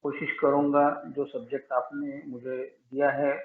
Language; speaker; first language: Hindi; non-native, local second language; Marathi